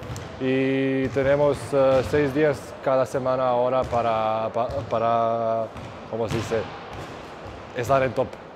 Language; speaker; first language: Spanish; non-native, fluent; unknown